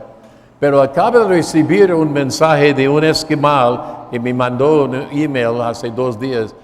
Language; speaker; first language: Spanish; non-native, fluent; English